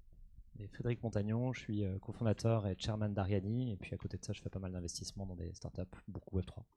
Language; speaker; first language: French; native; French